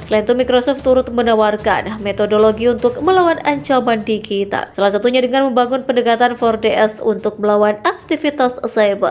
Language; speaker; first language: Indonesian; native; Indonesian